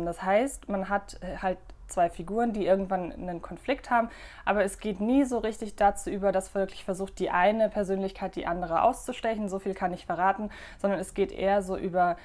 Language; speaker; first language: German; native; German